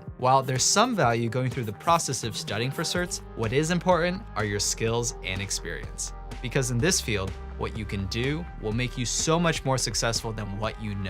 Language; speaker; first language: English; native; English